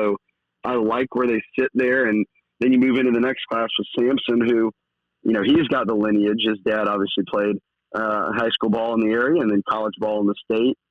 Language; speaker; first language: English; native; English